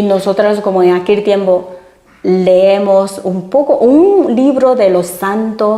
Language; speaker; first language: Spanish; non-native, fluent; Chinese